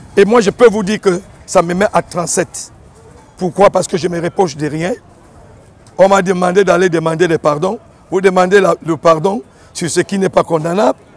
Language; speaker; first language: French; native; French